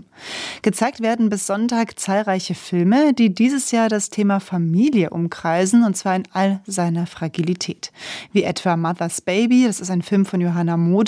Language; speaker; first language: German; native; German